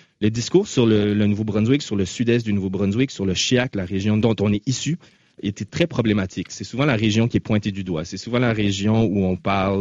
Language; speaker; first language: French; native; French